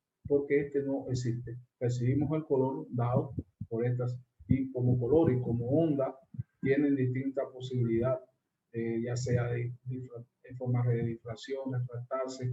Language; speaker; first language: Spanish; native; Spanish